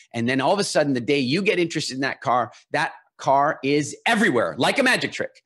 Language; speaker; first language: English; native; English